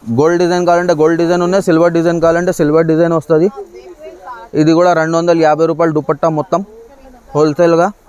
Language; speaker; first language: Telugu; non-native, local second language; Urdu